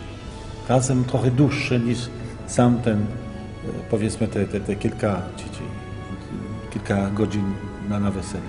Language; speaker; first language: Polish; early bilingual, heritage; Polish